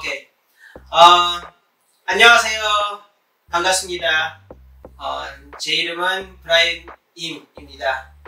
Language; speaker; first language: Korean; early bilingual, heritage; Korean